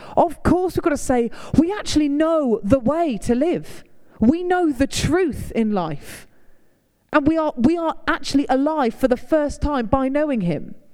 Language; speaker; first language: English; native; English